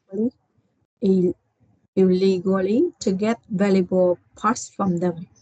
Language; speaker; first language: English; non-native, learner; Vietnamese